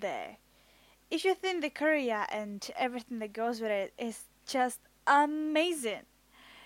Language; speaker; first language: English; non-native, fluent; Czech